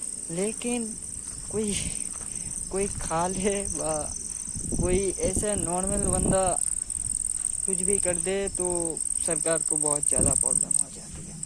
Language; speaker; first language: Hindi; non-native, local second language; Bangla